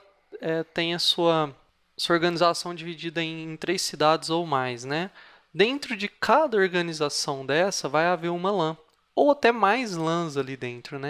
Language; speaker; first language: Portuguese; native; Portuguese